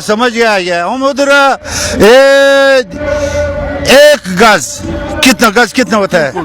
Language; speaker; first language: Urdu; non-native, local second language; Pashto